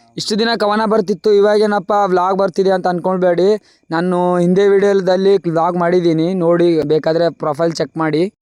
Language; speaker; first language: Kannada; native; Kannada